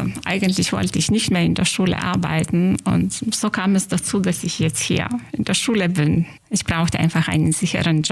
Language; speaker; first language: German; non-native, fluent; Lithuanian